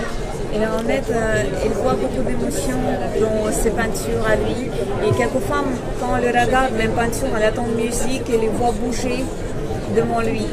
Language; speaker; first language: French; non-native, fluent; Russian